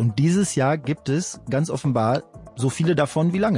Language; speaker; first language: German; native; German